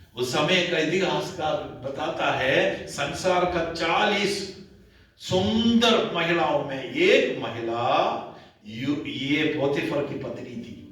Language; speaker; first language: Hindi; non-native, local second language; Malayalam